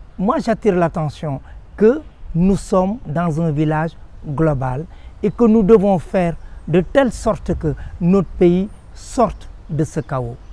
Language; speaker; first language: French; non-native, local second language; Wolof